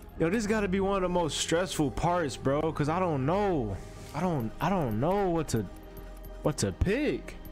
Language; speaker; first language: English; native; English